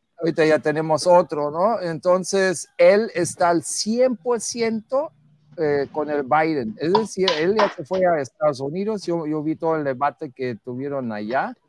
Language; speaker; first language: Spanish; non-native, fluent; German